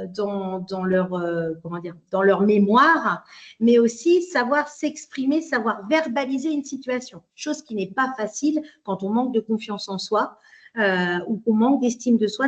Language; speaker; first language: French; native; French